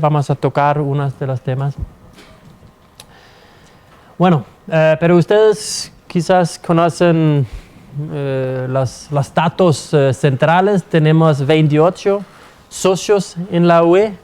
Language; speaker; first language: Spanish; non-native, fluent; Danish